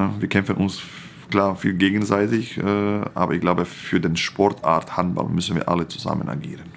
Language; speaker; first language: German; non-native, fluent; Croatian